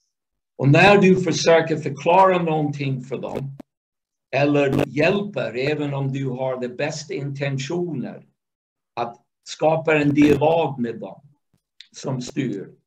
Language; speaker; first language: Swedish; non-native, fluent; English